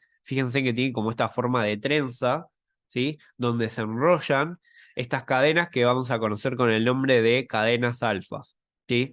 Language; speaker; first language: Spanish; native; Spanish